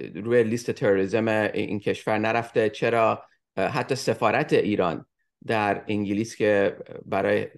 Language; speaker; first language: Persian; early bilingual, heritage; Persian